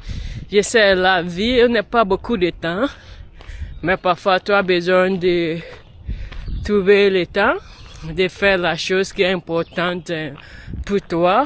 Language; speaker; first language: French; non-native, learner; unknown